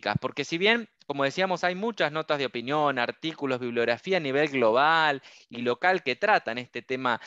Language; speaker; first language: Spanish; native; Spanish